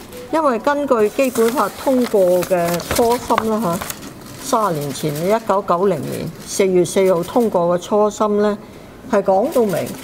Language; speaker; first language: Cantonese; native; Cantonese